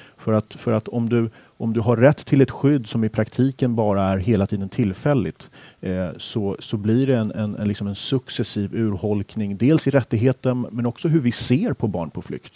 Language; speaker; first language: Swedish; native; Swedish